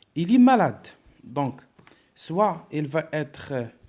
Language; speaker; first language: French; non-native, local second language; Arabic